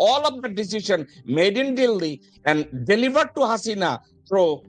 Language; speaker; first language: English; non-native, local second language; Bangla